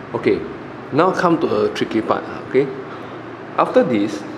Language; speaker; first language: English; non-native, local second language; Chinese